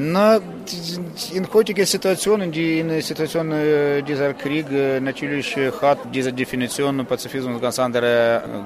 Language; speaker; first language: German; non-native, learner; Ukrainian